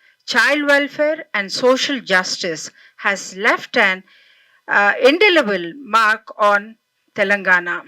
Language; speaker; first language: English; non-native, local second language; Telugu